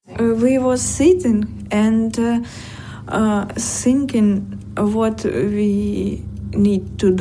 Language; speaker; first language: English; non-native, learner; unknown